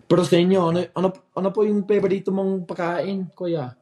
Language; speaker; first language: Filipino; non-native, fluent; English